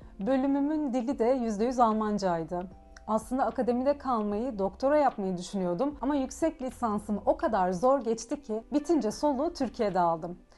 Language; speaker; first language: Turkish; early bilingual, heritage; Turkish